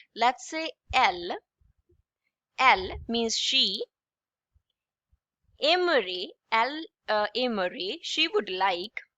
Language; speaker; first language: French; non-native, fluent; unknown